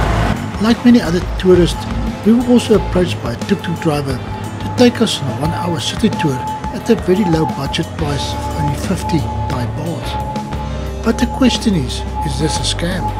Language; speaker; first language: English; non-native, fluent; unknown